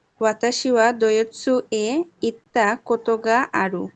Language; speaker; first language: Japanese; non-native, learner; Bangla